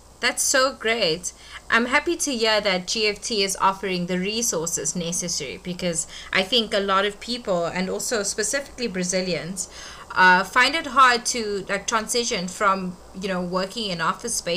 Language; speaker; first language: English; native; English